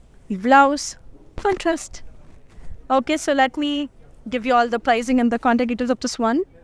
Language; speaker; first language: English; non-native, local second language; Telugu